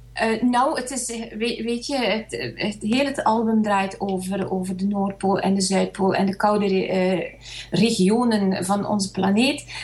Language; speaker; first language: Dutch; early bilingual, other home language; Hungarian